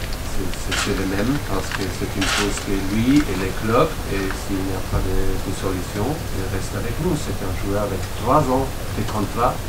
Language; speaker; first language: French; non-native, learner; German